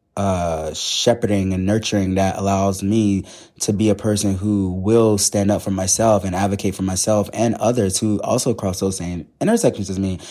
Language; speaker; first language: English; native; English